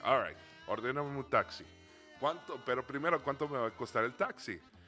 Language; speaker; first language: Spanish; early bilingual, other home language; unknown